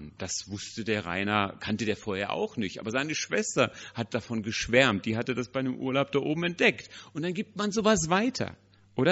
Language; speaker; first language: German; native; German